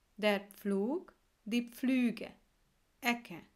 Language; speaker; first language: German; non-native, fluent; Hungarian